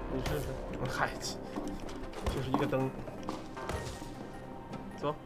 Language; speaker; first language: Chinese; native; Chinese